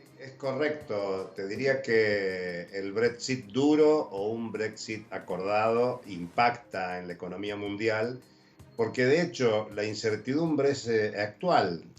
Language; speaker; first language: Spanish; native; Spanish